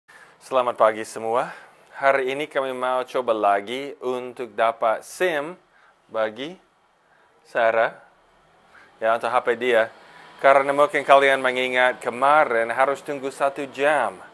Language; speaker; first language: Indonesian; non-native, fluent; English